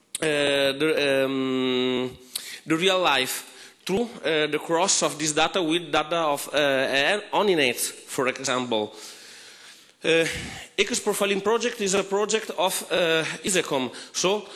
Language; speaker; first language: English; non-native, fluent; Italian